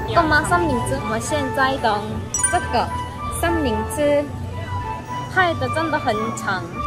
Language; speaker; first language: Chinese; non-native, learner; Korean